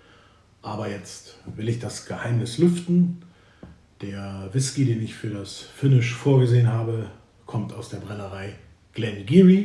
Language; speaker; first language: German; native; German